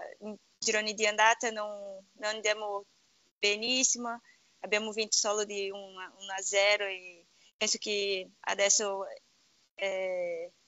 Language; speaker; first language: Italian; non-native, learner; Portuguese